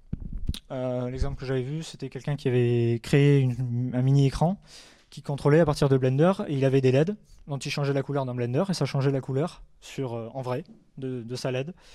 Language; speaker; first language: French; native; French